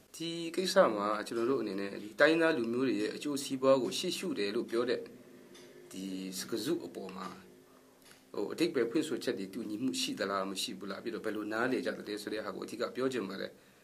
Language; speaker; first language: Burmese; non-native, local second language; Kachin